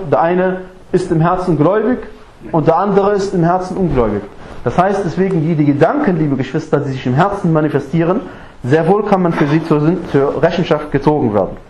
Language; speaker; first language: German; non-native, fluent; Arabic